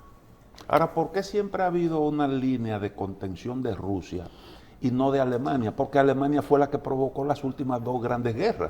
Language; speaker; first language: Spanish; native; Spanish